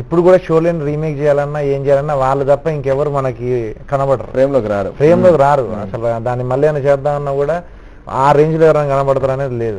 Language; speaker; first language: Telugu; native; Telugu